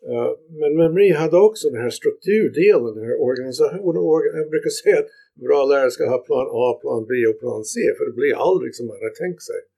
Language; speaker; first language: Swedish; non-native, fluent; English